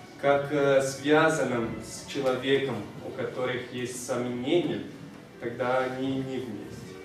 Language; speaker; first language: Russian; non-native, fluent; Portuguese